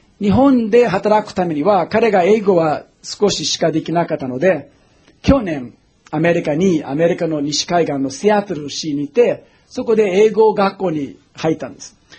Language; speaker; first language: Japanese; non-native, fluent; English